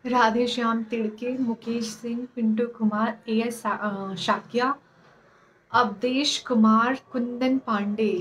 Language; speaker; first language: Hindi; native; Hindi